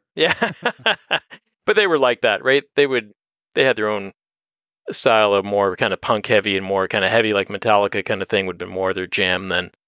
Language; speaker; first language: English; native; English